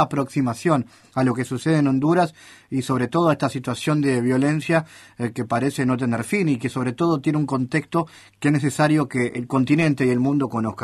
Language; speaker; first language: Spanish; native; Spanish